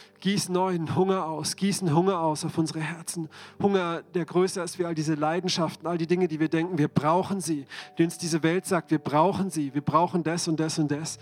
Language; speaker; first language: German; native; German